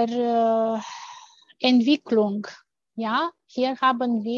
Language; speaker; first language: German; non-native, fluent; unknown